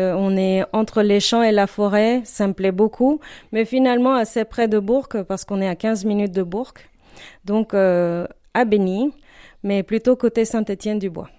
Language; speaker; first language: French; non-native, fluent; Spanish